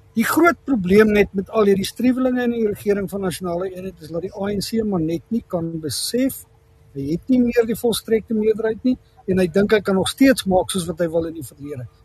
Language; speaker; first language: Afrikaans; native; Afrikaans